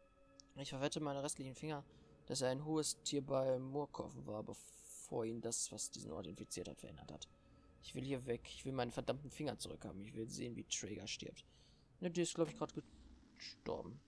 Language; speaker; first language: German; native; German